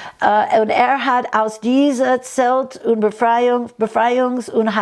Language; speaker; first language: German; non-native, fluent; English